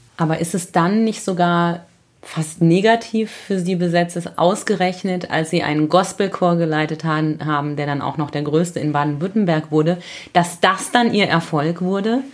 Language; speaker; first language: German; native; German